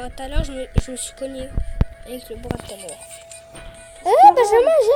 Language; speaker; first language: French; native; French